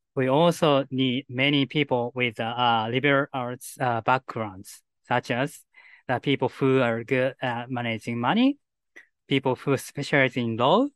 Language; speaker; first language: English; non-native, fluent; Japanese